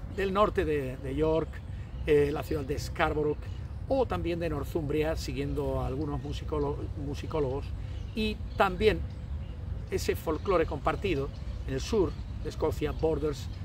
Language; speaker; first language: Spanish; native; Spanish